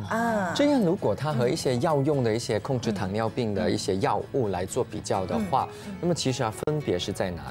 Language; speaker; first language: Chinese; native; Chinese